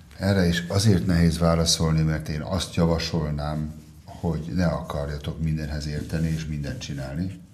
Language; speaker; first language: Hungarian; early bilingual, heritage; Hungarian